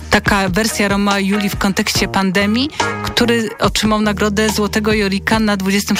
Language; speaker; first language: Polish; native; Polish